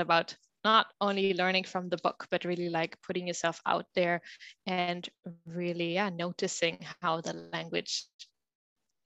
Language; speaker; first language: English; non-native, fluent; German